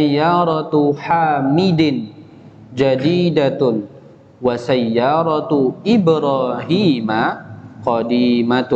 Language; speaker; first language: Arabic; non-native, fluent; Indonesian